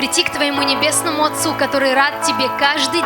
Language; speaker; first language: Russian; native; Russian